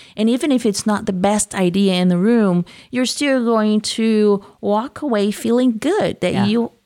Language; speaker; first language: English; non-native, fluent; Portuguese